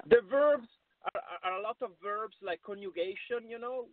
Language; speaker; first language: English; non-native, fluent; Italian